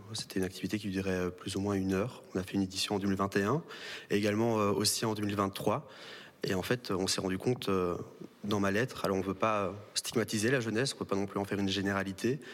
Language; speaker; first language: French; native; French